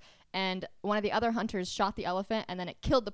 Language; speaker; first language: English; early bilingual, other home language; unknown